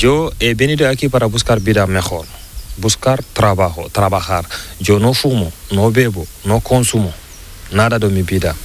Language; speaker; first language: Spanish; non-native, learner; Fula